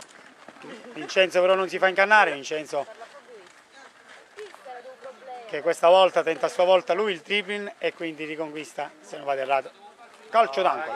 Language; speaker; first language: Italian; native; Italian